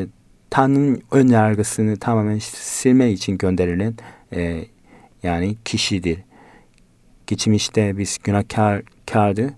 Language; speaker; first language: Turkish; non-native, fluent; Korean